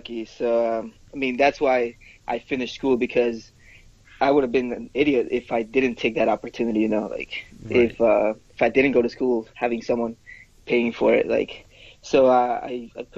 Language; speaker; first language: English; non-native, fluent; Spanish